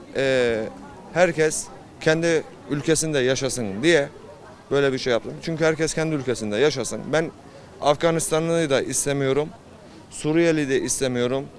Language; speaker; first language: Turkish; native; Turkish